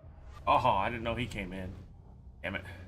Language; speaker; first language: English; native; English